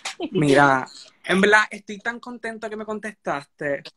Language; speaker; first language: Spanish; native; Spanish